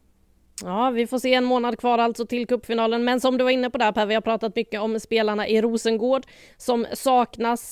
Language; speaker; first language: Swedish; native; Swedish